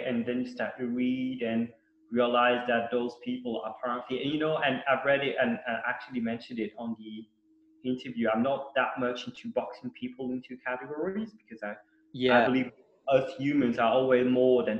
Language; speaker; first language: English; non-native, fluent; Italian